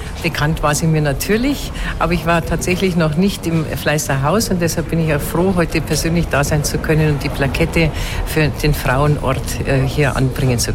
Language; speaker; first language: German; native; German